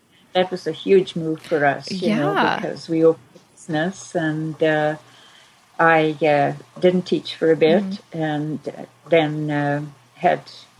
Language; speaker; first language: English; native; English